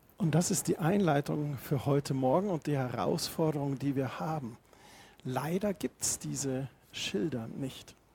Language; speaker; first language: German; native; German